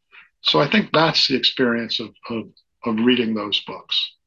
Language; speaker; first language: English; native; English